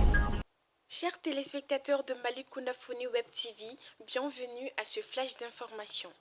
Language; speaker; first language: French; non-native, local second language; Bambara